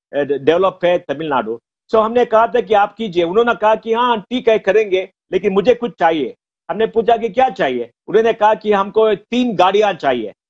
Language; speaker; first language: Hindi; non-native, local second language; Konkani